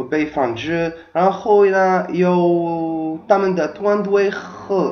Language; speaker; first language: Chinese; non-native, learner; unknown